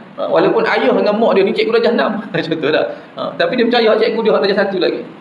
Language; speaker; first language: Malay; native; Malay